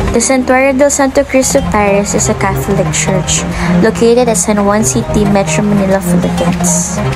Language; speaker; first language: English; non-native, local second language; Filipino